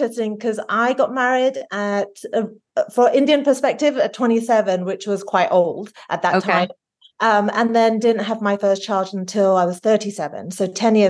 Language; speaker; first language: English; native; English